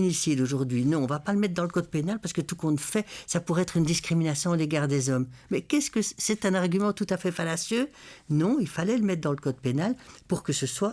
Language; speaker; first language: French; native; French